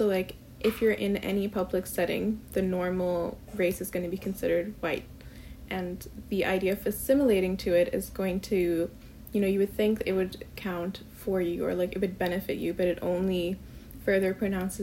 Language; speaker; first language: English; non-native, local second language; Urdu